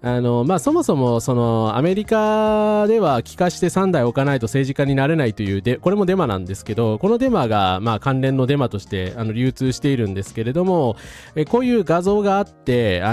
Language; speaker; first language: Japanese; native; Japanese